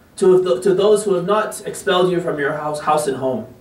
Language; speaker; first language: English; native; English